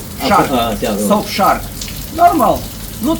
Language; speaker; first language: Russian; native; Russian